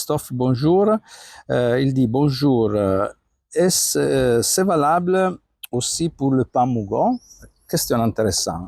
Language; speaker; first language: French; non-native, fluent; Italian